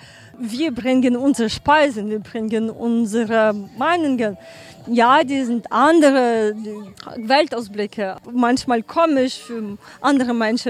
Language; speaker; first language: German; non-native, learner; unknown